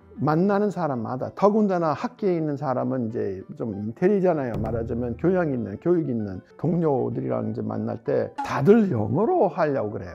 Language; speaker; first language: Korean; non-native, fluent; English